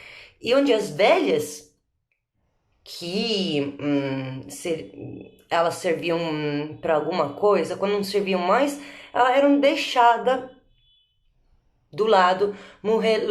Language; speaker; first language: Portuguese; native; Portuguese